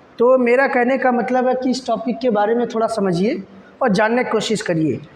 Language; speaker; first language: Hindi; native; Hindi